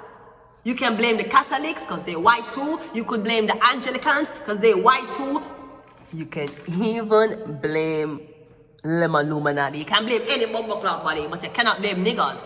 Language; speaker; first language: English; native; English